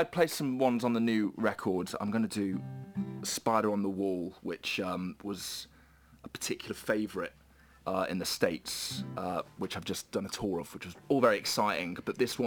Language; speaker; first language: English; native; English